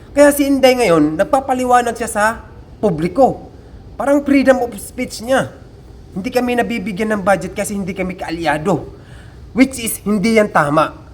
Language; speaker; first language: Filipino; native; Filipino